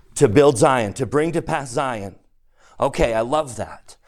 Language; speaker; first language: English; native; English